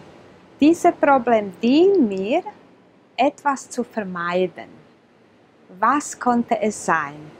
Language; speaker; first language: German; non-native, fluent; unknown